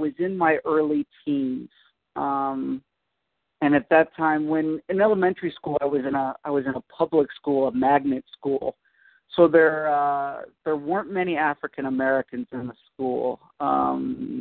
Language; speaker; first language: English; native; English